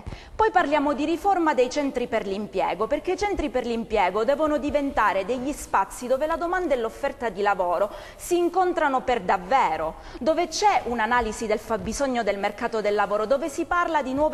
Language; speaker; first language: Italian; native; Italian